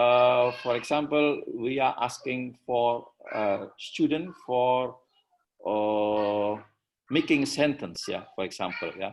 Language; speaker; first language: English; non-native, learner; Indonesian